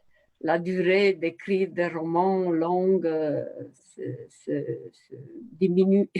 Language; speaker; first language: French; non-native, fluent; Romanian